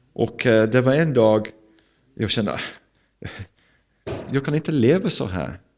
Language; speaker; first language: Swedish; non-native, fluent; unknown